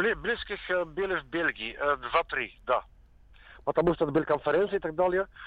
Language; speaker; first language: Russian; non-native, learner; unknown